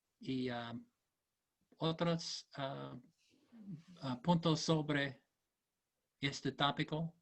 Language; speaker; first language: Spanish; non-native, learner; English